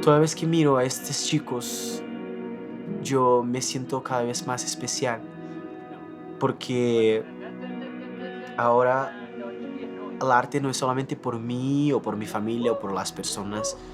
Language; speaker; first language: Spanish; non-native, fluent; Portuguese